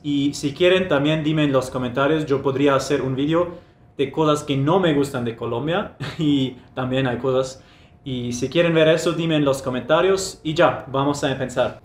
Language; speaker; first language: Spanish; non-native, fluent; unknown